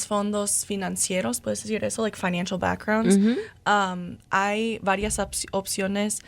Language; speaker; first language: Spanish; non-native, fluent; English